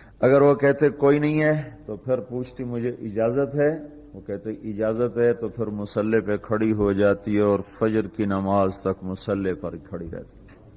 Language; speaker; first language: Urdu; non-native, local second language; Punjabi